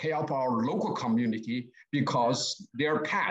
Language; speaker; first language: English; non-native, learner; Chinese